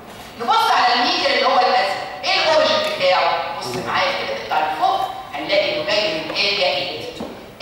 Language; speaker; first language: Arabic; native; Arabic